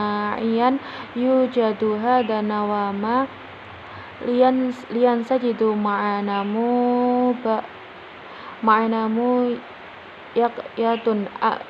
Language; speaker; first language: Arabic; non-native, learner; Indonesian